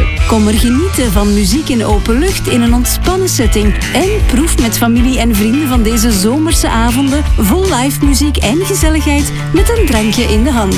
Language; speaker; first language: Dutch; native; Dutch